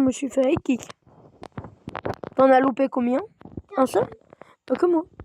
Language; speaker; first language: French; native; French